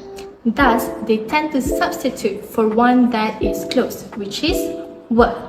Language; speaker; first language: English; non-native, local second language; Malay